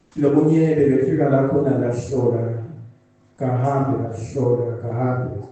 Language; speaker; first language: Zulu; non-native, local second language; Swati